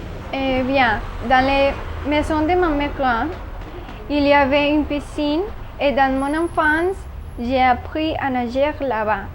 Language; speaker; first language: French; non-native, learner; Spanish